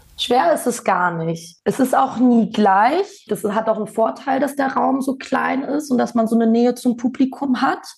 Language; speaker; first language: German; early bilingual, other home language; Bosnian